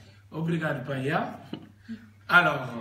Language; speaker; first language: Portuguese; non-native, learner; Lingala